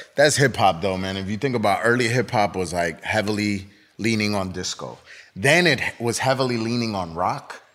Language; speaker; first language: English; native; English